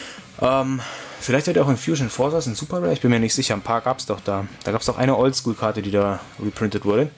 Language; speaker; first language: German; native; German